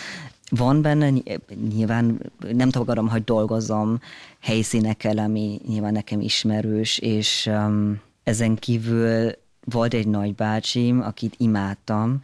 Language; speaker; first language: Hungarian; early bilingual, heritage; German